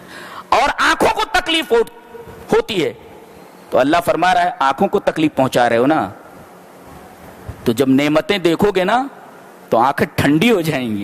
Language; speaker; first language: Urdu; native; Urdu